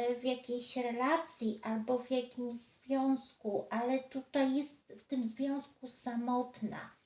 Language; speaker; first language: Polish; native; Polish